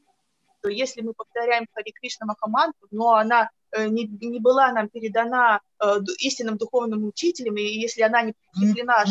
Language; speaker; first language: Russian; native; Russian